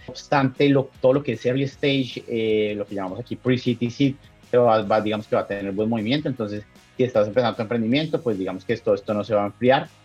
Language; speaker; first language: Spanish; native; Spanish